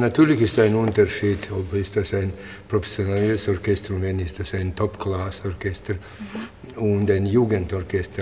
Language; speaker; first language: German; non-native, fluent; Latvian